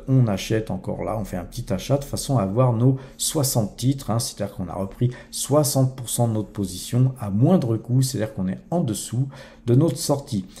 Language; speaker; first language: French; native; French